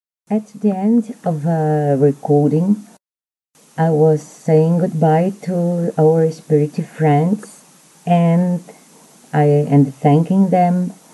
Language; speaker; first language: English; non-native, fluent; Portuguese